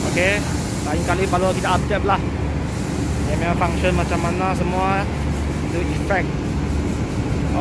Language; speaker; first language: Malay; non-native, local second language; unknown